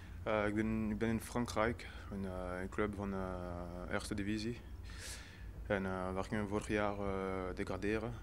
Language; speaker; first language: Dutch; non-native, fluent; French